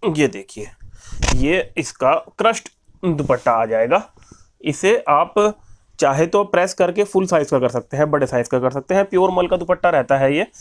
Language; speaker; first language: Hindi; native; Hindi